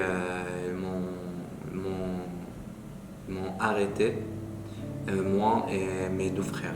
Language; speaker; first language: French; non-native, learner; Arabic